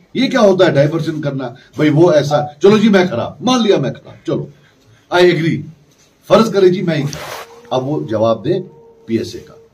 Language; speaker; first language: Urdu; non-native, local second language; Kashmiri